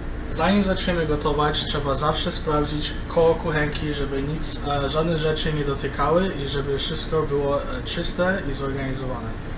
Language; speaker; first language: Polish; early bilingual, heritage; Polish